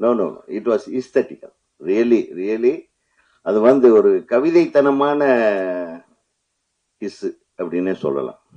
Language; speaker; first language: Tamil; native; Tamil